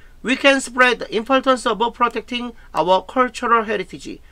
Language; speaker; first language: English; non-native, fluent; Korean